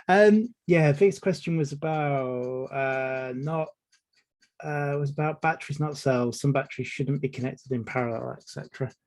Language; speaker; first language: English; native; English